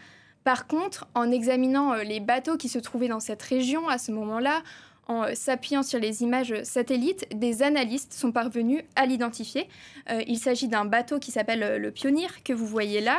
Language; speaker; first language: French; native; French